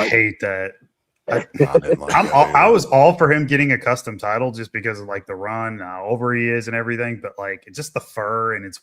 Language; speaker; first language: English; native; English